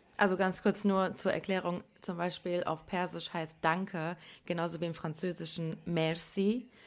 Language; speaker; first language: German; early bilingual, other home language; Persian